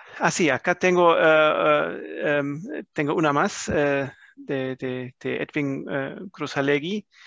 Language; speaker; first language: Spanish; non-native, fluent; German